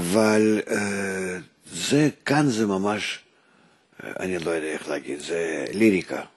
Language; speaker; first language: Hebrew; non-native, fluent; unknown